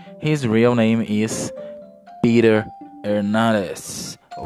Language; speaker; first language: English; non-native, fluent; Portuguese